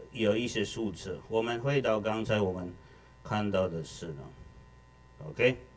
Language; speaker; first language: Chinese; non-native, fluent; Filipino